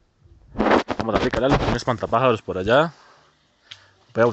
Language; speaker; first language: Spanish; native; Spanish